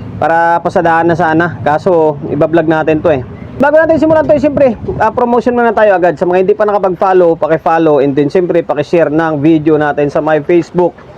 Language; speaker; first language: Filipino; native; Filipino